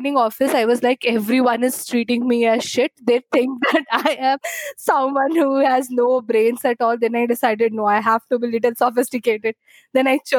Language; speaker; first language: English; non-native, local second language; Bangla